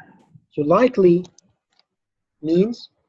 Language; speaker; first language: English; non-native, fluent; Arabic